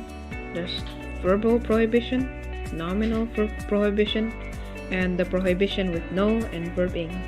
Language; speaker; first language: English; non-native, learner; Indonesian